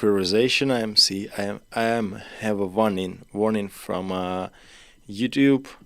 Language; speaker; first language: English; non-native, learner; Ukrainian